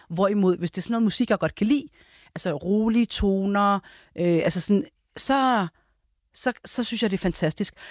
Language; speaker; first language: Danish; early bilingual, other home language; Urdu